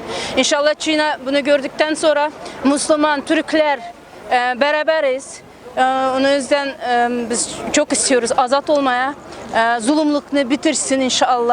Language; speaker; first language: Turkish; non-native, learner; Uyghur